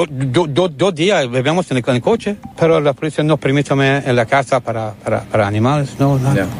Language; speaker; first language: Spanish; non-native, learner; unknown